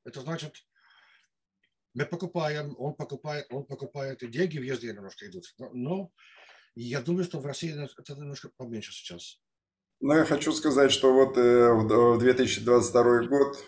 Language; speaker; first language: Russian; non-native, learner; Dutch